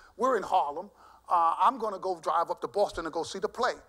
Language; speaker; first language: English; native; English